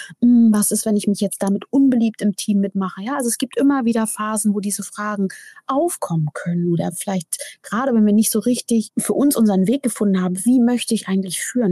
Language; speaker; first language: German; native; German